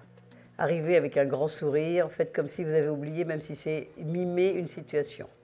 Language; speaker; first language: French; native; French